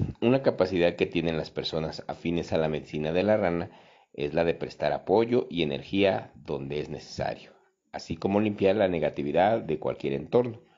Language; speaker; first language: Spanish; native; Spanish